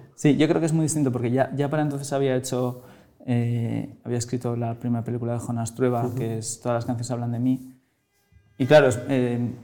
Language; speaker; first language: Spanish; native; Spanish